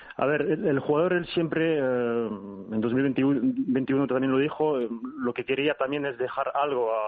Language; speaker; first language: Spanish; early bilingual, heritage; French